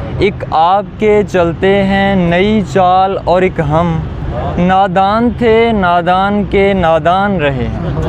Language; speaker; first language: Urdu; non-native, local second language; Saraiki